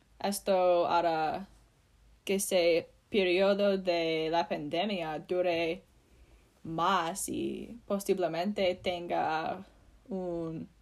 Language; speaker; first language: Spanish; non-native, learner; English